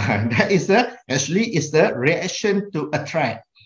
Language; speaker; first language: English; non-native, local second language; Malay